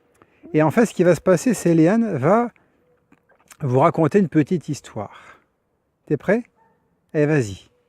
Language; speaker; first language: French; native; French